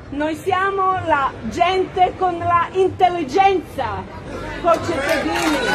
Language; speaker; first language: Italian; non-native, fluent; Croatian